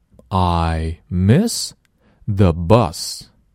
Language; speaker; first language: English; non-native, fluent; Chinese